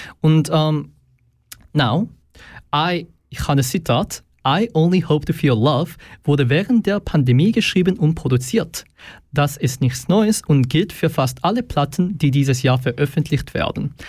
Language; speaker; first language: German; native; German